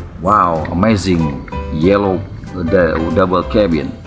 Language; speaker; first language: English; non-native, learner; Indonesian